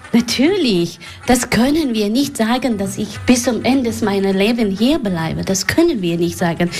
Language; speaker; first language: German; non-native, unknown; Persian